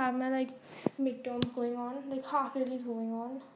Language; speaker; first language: English; non-native, local second language; Hindi